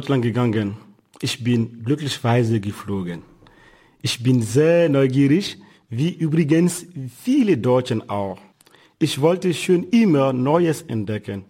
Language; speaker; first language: German; non-native, fluent; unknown